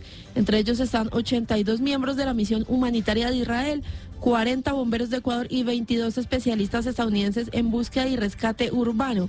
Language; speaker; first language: Spanish; native; Spanish